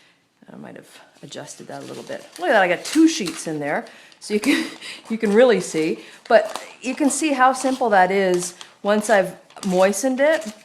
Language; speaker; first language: English; native; English